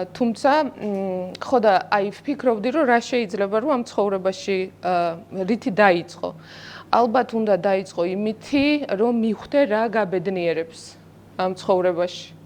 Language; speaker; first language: Georgian; non-native, local second language; Russian